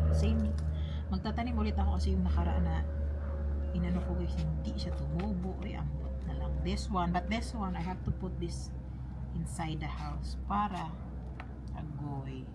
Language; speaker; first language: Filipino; non-native, local second language; Cebuano